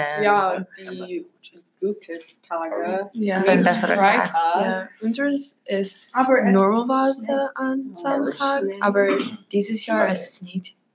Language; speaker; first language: German; non-native, learner; English